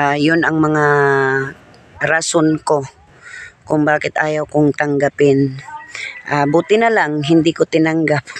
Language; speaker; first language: Filipino; non-native, local second language; Waray